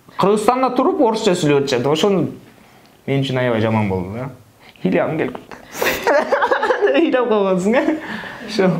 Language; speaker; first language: Kyrgyz; non-native, local second language; Russian